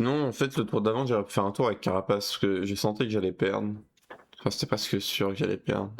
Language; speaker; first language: French; native; French